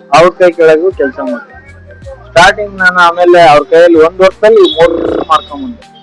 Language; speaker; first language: Kannada; native; Kannada